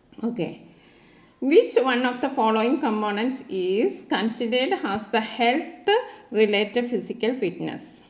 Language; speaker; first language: English; non-native, local second language; Malayalam